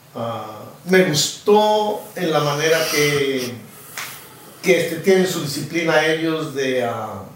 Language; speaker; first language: Spanish; native; Spanish